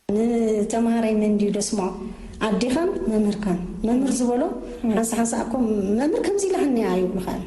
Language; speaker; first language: Tigrinya; native; Tigrinya